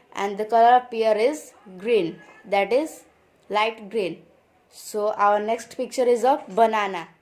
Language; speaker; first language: English; non-native, local second language; Hindi